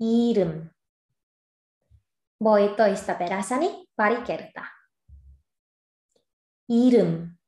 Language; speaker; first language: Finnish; non-native, fluent; Korean